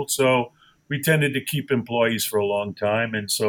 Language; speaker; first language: English; native; English